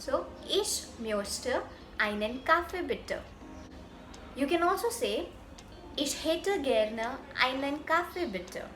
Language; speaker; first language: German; non-native, fluent; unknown